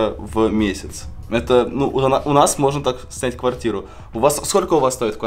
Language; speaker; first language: Russian; native; Russian